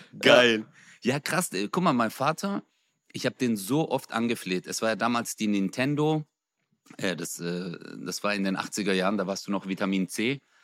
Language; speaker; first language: German; early bilingual, other home language; Turkish